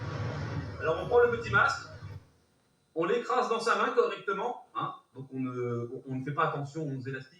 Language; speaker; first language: French; native; French